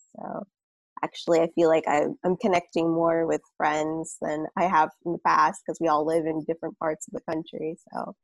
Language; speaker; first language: English; native; English